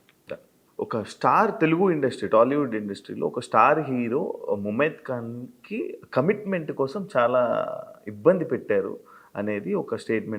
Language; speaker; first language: Telugu; native; Telugu